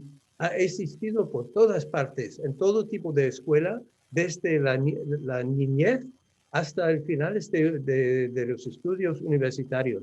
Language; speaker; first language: Spanish; non-native, fluent; English